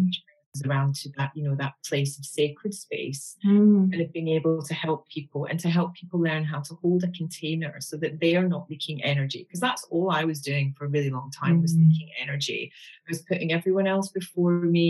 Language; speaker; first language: English; native; English